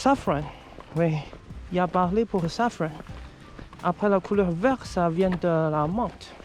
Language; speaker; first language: French; non-native, fluent; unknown